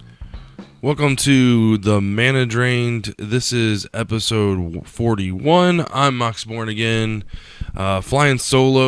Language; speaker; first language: English; native; English